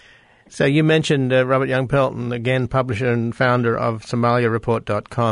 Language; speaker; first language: English; native; English